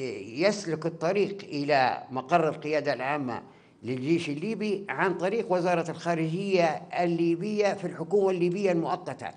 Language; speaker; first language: Arabic; native; Arabic